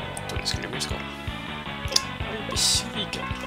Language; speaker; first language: Swedish; native; Swedish